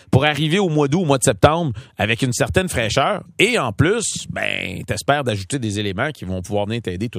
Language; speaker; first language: French; native; French